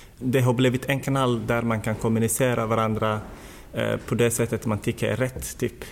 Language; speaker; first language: Swedish; non-native, fluent; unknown